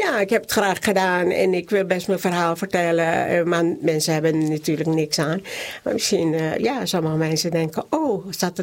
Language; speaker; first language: Dutch; non-native, local second language; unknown